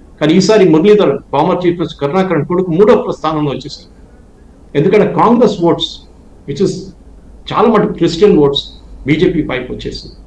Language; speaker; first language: Telugu; non-native, local second language; Malayalam